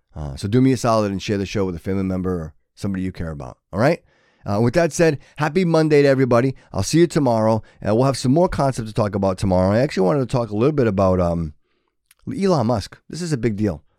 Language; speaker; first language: English; native; English